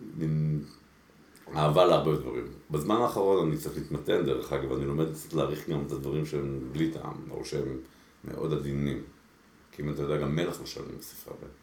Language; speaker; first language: Hebrew; early bilingual, other home language; Spanish